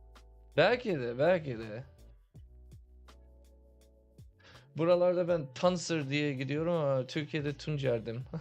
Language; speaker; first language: Turkish; early bilingual, heritage; Turkish